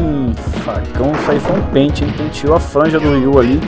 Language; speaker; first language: Portuguese; native; Portuguese